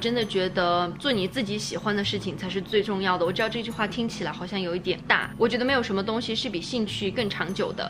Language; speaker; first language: Chinese; native; Chinese